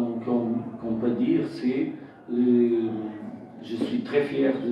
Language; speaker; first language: French; non-native, fluent; Portuguese